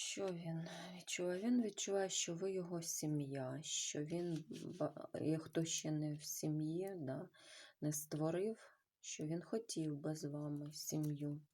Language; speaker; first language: Ukrainian; non-native, local second language; Russian